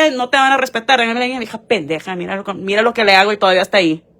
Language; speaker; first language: Spanish; early bilingual, heritage; Spanish